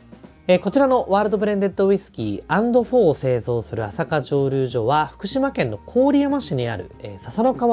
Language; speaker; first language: Japanese; native; Japanese